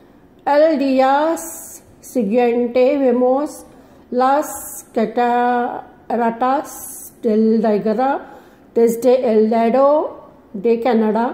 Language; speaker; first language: Spanish; non-native, learner; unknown